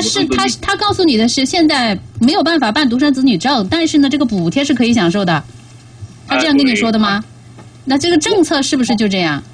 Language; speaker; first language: Chinese; native; Chinese